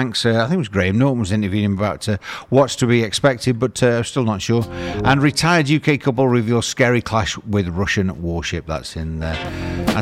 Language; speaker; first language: English; native; English